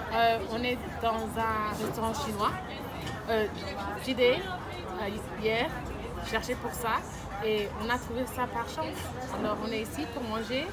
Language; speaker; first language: French; non-native, learner; English